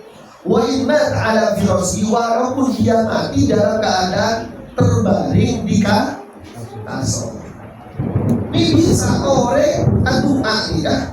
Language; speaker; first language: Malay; non-native, local second language; Javanese